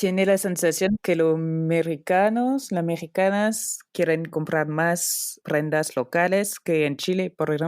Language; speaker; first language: Spanish; non-native, fluent; French